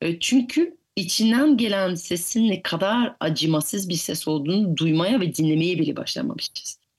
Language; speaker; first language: Turkish; non-native, fluent; French